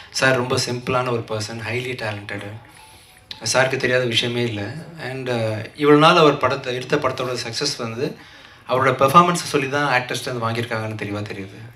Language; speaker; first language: Tamil; native; Tamil